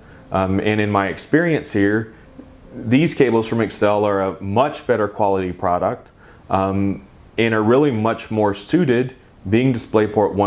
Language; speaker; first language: English; native; English